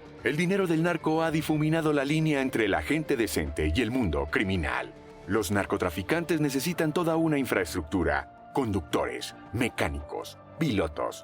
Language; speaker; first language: Spanish; native; Spanish